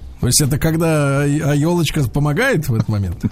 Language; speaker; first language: Russian; native; Russian